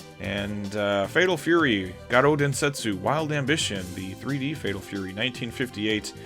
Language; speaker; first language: English; native; English